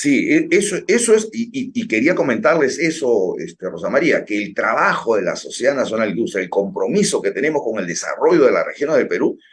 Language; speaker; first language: Spanish; native; Spanish